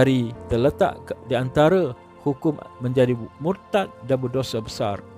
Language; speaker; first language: Malay; native; Malay